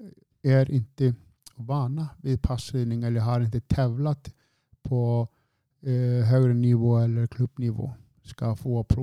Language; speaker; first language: Swedish; non-native, fluent; Icelandic